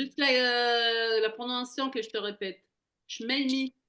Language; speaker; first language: French; non-native, fluent; Hebrew